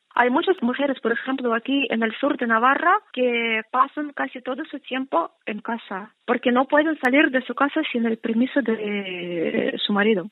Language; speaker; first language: Spanish; non-native, fluent; Russian